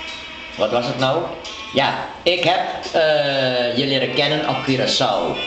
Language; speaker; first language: Dutch; non-native, local second language; Papiamento